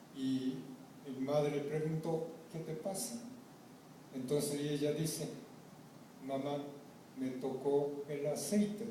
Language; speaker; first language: Spanish; non-native, fluent; Japanese